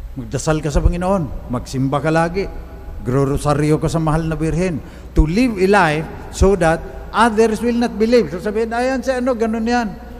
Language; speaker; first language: Filipino; non-native, local second language; Cebuano